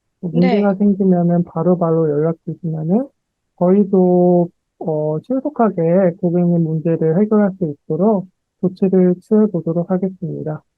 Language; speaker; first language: Korean; native; Korean